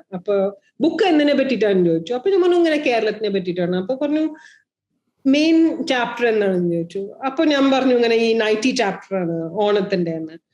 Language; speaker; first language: Malayalam; early bilingual, heritage; Malayalam